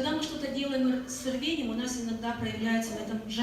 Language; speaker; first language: Russian; native; Russian